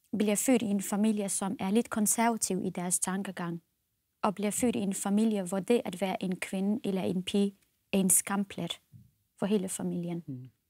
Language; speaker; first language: Danish; non-native, fluent; Central Kurdish